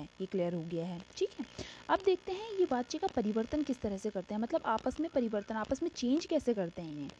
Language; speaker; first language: Hindi; native; Hindi